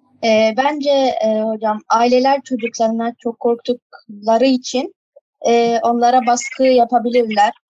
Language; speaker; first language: Turkish; early bilingual, other home language; Arabic